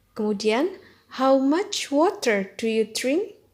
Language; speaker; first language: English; non-native, fluent; Indonesian